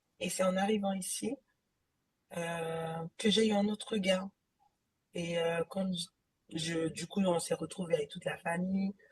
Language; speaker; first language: French; early bilingual, other home language; Haitian Creole